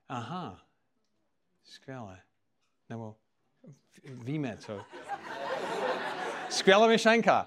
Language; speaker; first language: Czech; non-native, fluent; English